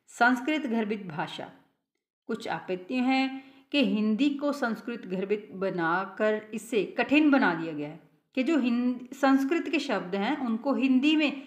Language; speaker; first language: Hindi; non-native, local second language; Punjabi